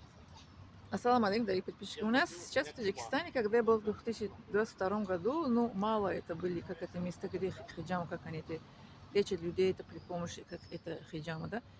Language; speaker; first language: Russian; non-native, learner; Tajik